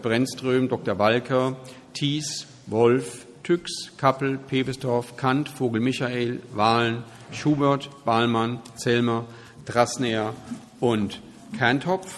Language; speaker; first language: German; native; German